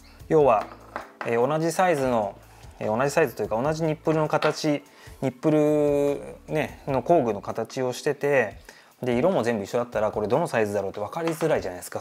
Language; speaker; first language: Japanese; native; Japanese